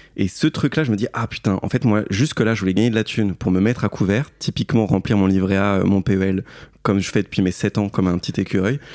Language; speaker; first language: French; native; French